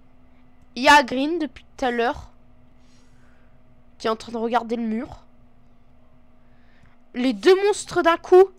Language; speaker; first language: French; native; French